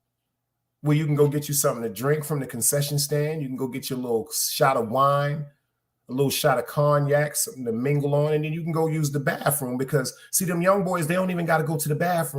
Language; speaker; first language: English; native; English